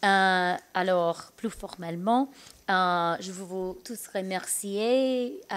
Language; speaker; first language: French; non-native, learner; English